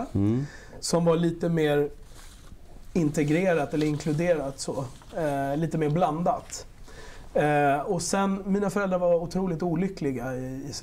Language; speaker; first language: Swedish; early bilingual, other home language; Spanish